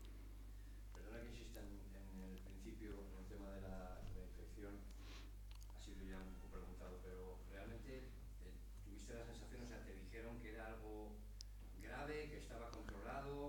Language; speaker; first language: Spanish; native; Spanish